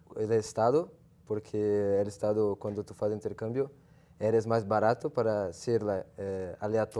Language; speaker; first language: Spanish; non-native, learner; Portuguese